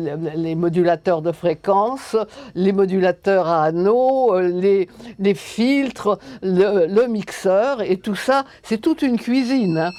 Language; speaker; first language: French; native; French